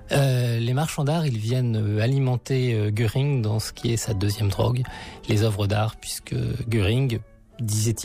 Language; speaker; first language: French; native; French